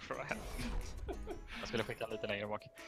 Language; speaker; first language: Swedish; native; Swedish